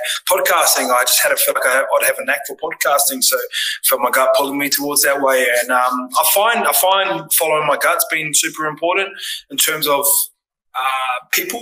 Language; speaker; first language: English; native; English